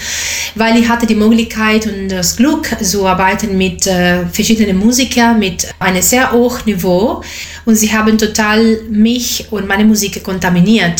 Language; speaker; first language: German; non-native, learner; Italian